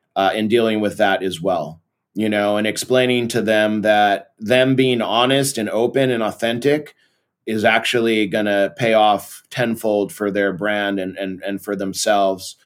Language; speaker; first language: English; early bilingual, other home language; Portuguese